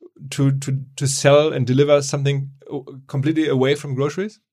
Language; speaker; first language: English; non-native, fluent; German